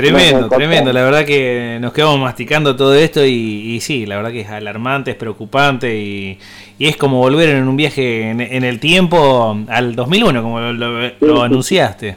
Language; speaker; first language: Spanish; native; Spanish